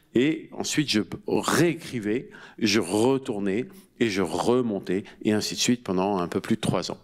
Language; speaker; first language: French; native; French